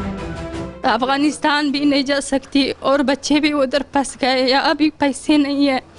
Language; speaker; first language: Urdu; non-native, learner; Pashto